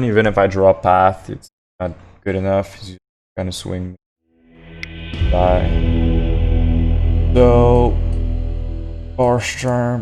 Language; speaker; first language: English; non-native, fluent; French